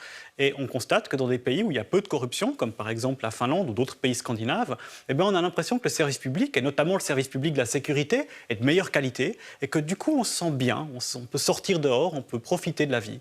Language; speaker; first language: French; native; French